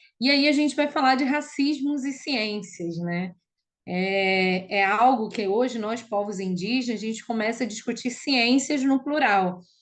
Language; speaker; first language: Portuguese; non-native, local second language; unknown